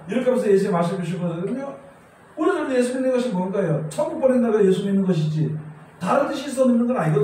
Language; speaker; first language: Korean; native; Korean